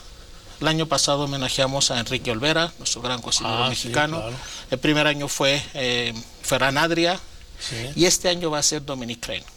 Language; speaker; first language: Spanish; non-native, fluent; Greek